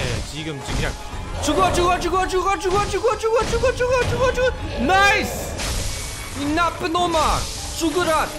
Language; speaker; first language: Korean; non-native, fluent; German